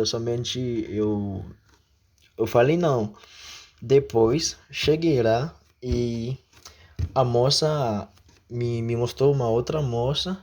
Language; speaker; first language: Portuguese; non-native, fluent; Haitian Creole